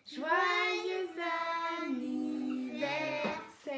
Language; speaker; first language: French; native; French